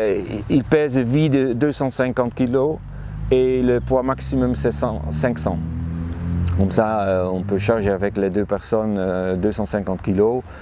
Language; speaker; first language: French; non-native, fluent; Dutch